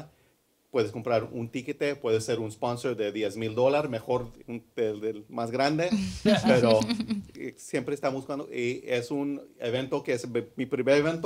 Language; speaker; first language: Spanish; early bilingual, heritage; English